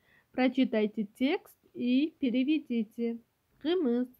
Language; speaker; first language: Russian; non-native, local second language; Kyrgyz